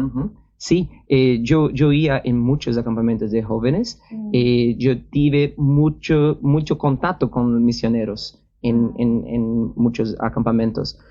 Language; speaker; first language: Spanish; non-native, learner; Portuguese